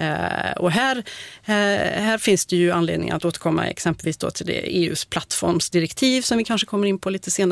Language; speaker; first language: Swedish; native; Swedish